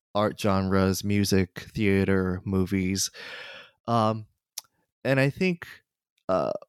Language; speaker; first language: English; non-native, fluent; Japanese